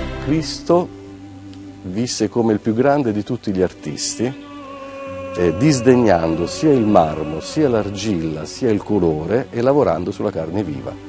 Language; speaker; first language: Italian; native; Italian